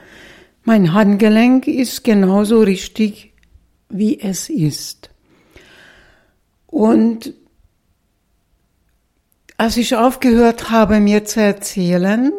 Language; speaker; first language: German; non-native, fluent; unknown